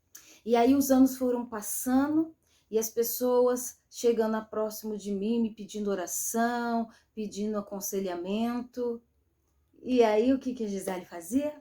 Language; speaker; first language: Portuguese; native; Portuguese